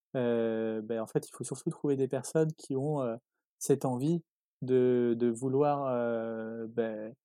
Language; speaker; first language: French; native; French